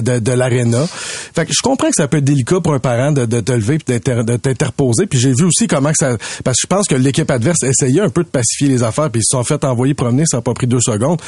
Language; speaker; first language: French; native; French